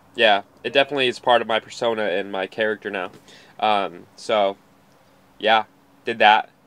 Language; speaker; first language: English; native; English